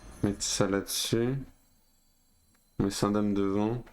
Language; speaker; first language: French; native; French